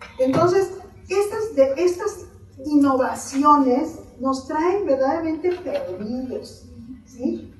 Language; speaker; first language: Spanish; native; Spanish